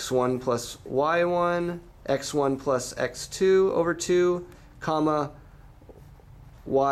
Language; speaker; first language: English; native; English